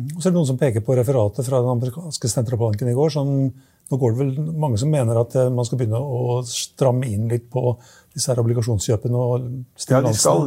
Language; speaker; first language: Norwegian; native; Norwegian